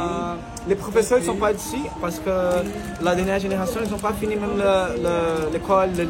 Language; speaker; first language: French; non-native, learner; Portuguese